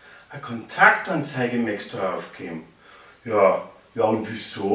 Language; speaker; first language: German; native; German